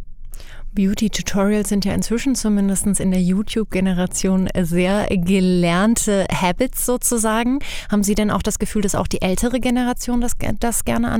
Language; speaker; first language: German; native; German